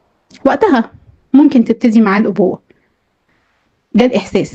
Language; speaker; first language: Arabic; native; Arabic